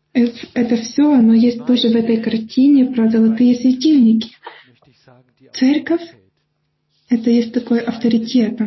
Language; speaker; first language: Russian; non-native, fluent; German